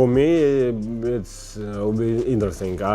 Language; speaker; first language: English; non-native, learner; Russian